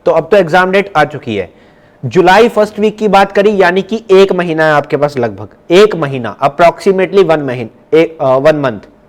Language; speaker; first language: Hindi; non-native, local second language; Punjabi